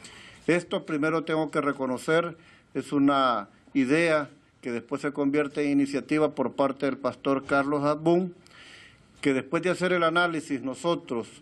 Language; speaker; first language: Spanish; native; Spanish